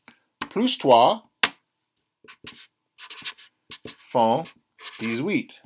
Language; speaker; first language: French; non-native, fluent; English